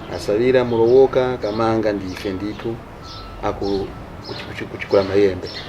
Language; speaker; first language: Nyanja; non-native, local second language; Tumbuka